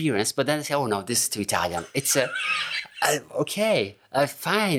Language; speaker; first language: English; non-native, fluent; Italian